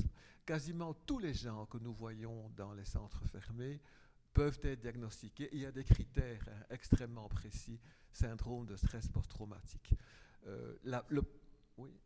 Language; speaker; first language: French; native; French